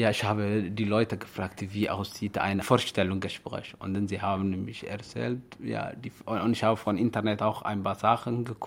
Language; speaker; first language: German; non-native, learner; Somali